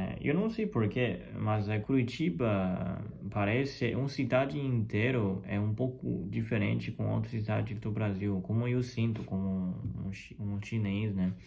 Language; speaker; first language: Portuguese; non-native, fluent; Chinese